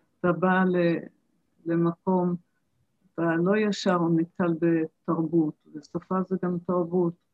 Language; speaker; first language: Hebrew; early bilingual, other home language; German